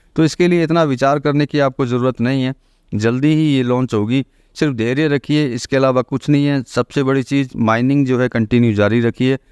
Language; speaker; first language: Hindi; native; Hindi